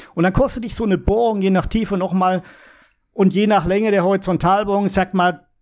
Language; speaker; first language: German; native; German